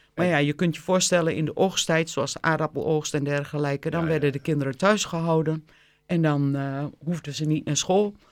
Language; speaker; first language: Dutch; native; Dutch